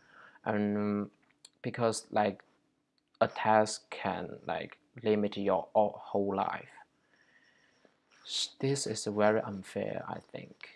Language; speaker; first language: English; non-native, learner; Chinese